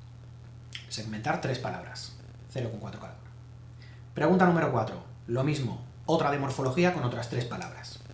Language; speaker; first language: Spanish; native; Spanish